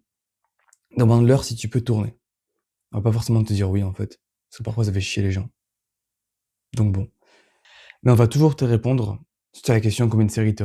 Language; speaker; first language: French; native; French